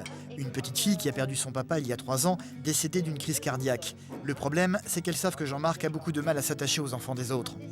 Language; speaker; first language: French; native; French